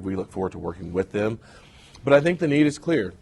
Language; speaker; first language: English; native; English